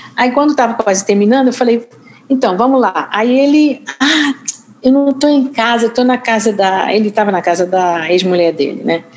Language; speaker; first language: Portuguese; non-native, fluent; English